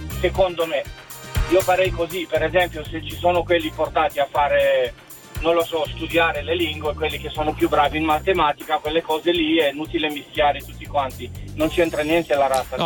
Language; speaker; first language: Italian; non-native, fluent; Romanian